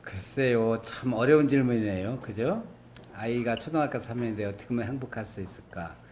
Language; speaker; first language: Korean; native; Korean